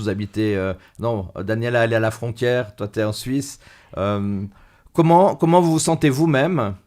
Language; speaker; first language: French; native; French